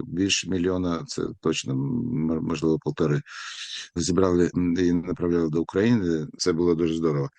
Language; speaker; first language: Ukrainian; non-native, local second language; Russian